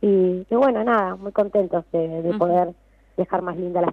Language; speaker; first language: Spanish; native; Spanish